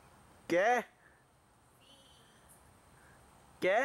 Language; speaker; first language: Spanish; non-native, learner; English